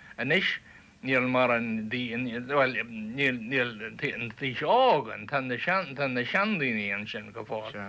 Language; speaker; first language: Irish; native; Irish